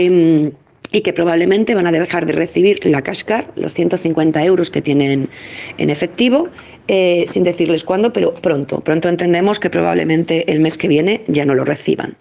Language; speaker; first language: Spanish; native; Spanish